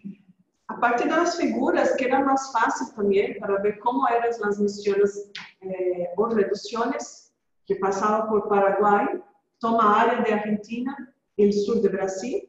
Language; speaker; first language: Spanish; early bilingual, heritage; Spanish